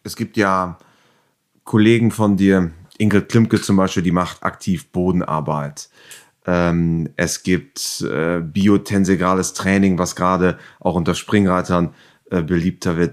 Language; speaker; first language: German; native; German